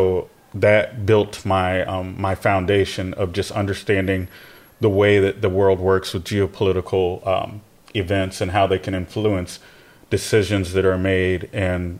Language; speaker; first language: English; native; English